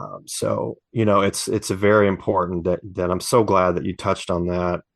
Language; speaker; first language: English; native; English